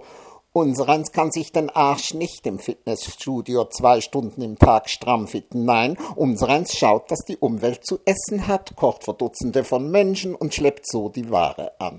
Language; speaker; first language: German; native; German